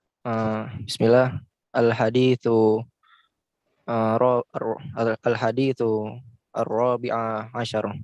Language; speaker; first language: Arabic; non-native, learner; Indonesian